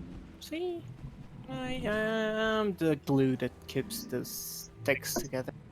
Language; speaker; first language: English; native; English